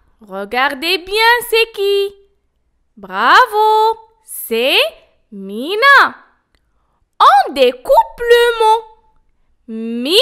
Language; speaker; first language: French; non-native, local second language; Arabic